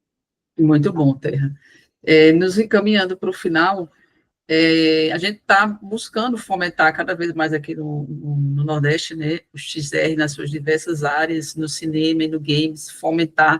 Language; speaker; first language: Portuguese; native; Portuguese